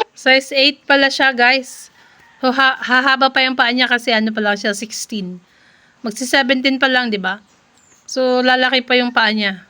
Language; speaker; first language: Filipino; non-native, local second language; Iloko